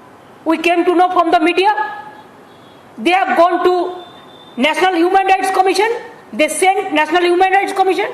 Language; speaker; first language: English; non-native, local second language; Bangla